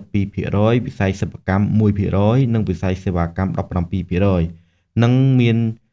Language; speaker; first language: Khmer; native; Khmer